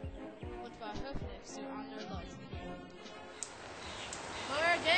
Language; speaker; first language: German; non-native, learner; English